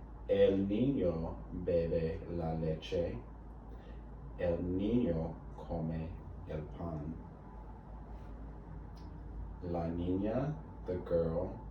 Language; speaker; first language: Spanish; non-native, learner; English